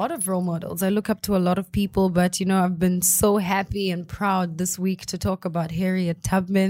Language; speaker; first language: English; non-native, local second language; Xhosa